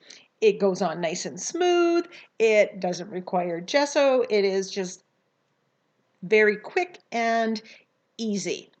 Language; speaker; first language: English; native; English